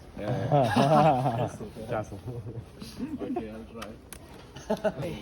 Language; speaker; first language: English; non-native, local second language; Turkish